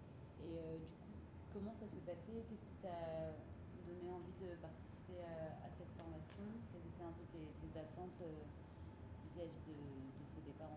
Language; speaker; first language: French; native; French